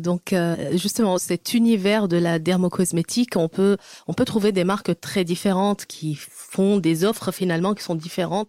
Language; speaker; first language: French; non-native, fluent; Arabic